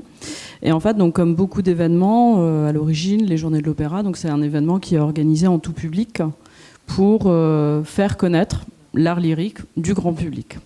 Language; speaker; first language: French; native; French